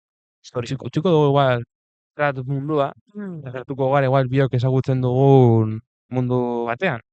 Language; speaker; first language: Basque; non-native, local second language; Spanish